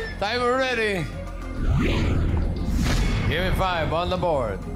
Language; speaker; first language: English; non-native, local second language; Filipino